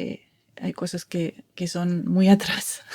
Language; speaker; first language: Spanish; non-native, fluent; French